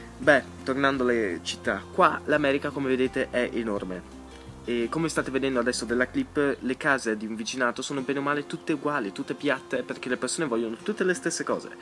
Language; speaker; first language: Italian; native; Italian